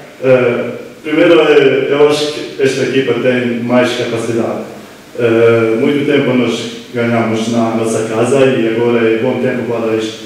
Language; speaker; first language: Portuguese; non-native, learner; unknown